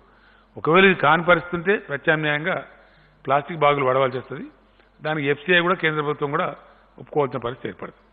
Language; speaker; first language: Telugu; native; Telugu